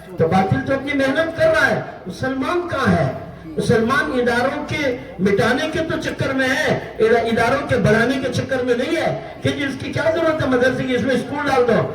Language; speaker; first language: Urdu; native; Urdu